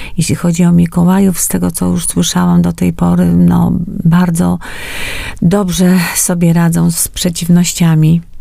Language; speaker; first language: Polish; native; Polish